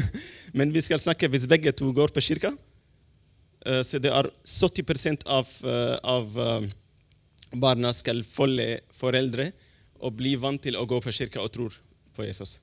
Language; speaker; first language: Norwegian; non-native, learner; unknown